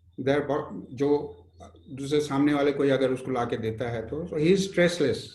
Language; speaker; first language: Hindi; non-native, local second language; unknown